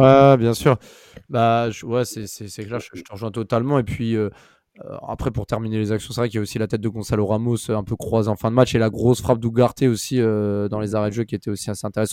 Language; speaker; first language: French; native; French